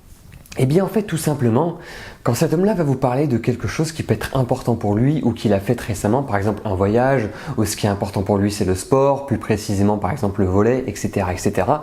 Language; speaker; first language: French; native; French